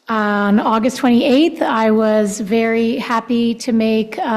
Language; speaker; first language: English; non-native, fluent; Spanish